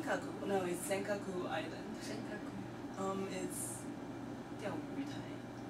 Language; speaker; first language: English; non-native, learner; Chinese